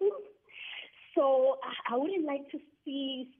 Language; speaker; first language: English; non-native, local second language; Zulu